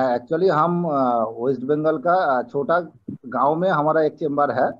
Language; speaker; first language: Hindi; non-native, local second language; Bangla